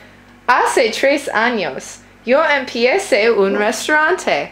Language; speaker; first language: Spanish; non-native, learner; English